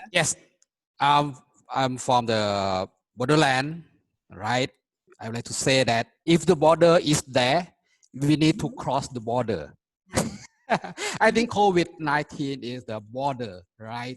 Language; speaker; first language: English; non-native, fluent; Thai